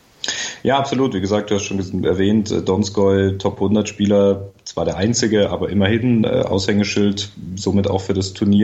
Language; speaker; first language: German; native; German